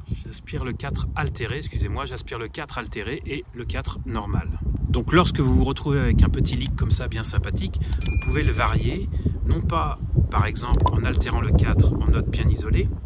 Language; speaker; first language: French; native; French